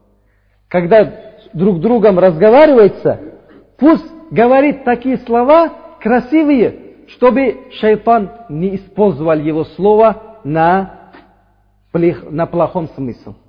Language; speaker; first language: Russian; non-native, fluent; Uzbek